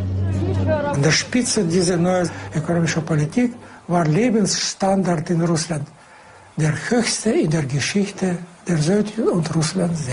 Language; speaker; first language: German; non-native, fluent; Russian